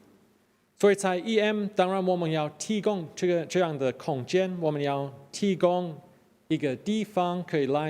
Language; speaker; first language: Chinese; non-native, fluent; English